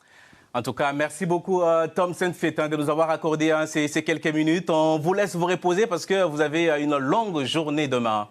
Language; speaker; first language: French; native; French